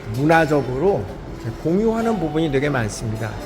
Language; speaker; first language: Korean; native; Korean